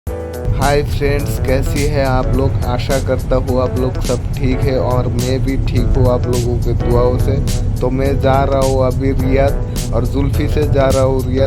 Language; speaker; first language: Hindi; non-native, local second language; Assamese